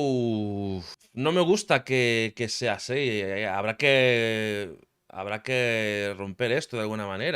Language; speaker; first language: Spanish; native; Spanish